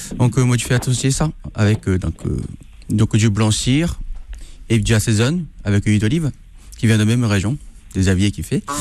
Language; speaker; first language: French; non-native, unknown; Japanese